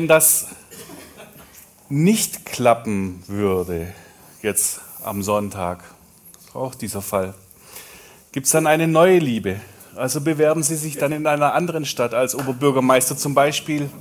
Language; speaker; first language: German; native; German